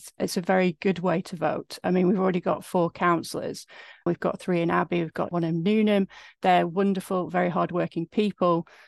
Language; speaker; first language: English; native; English